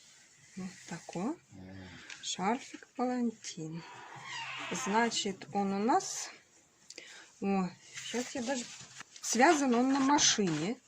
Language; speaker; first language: Russian; native; Russian